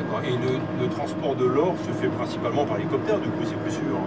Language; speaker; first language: French; native; French